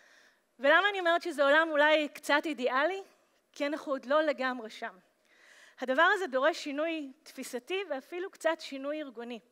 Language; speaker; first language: Hebrew; native; Hebrew